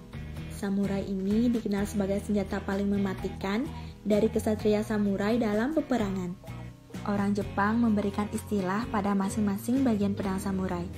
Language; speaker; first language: Indonesian; native; Indonesian